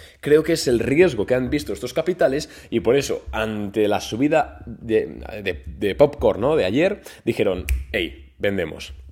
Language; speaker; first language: Spanish; native; Spanish